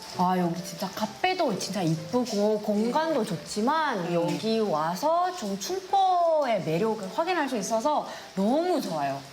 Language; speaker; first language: Korean; non-native, fluent; Indonesian